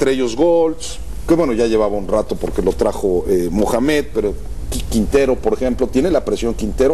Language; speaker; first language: Spanish; native; Spanish